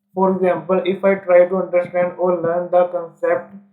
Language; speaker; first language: English; non-native, local second language; Punjabi